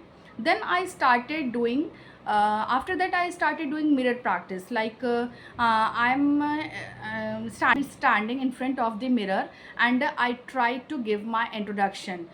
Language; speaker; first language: English; non-native, local second language; Hindi